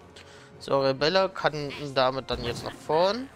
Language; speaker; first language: German; native; German